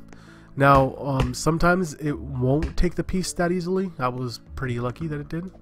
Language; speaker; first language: English; native; English